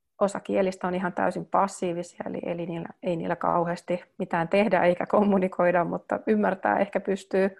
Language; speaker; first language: Finnish; early bilingual, heritage; Finnish